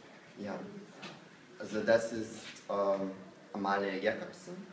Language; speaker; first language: German; non-native, fluent; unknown